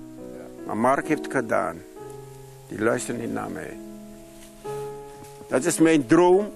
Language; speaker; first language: Dutch; non-native, local second language; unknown